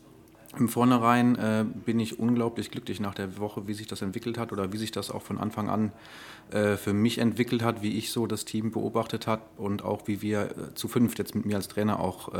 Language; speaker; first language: German; native; German